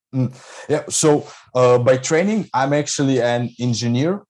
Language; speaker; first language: English; non-native, fluent; Croatian